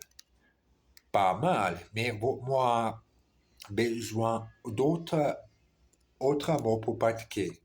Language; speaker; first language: French; non-native, learner; Portuguese